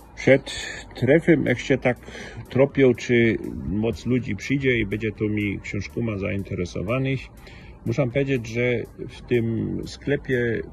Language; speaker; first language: Polish; native; Polish